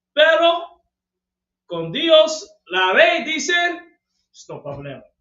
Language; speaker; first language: Spanish; non-native, learner; English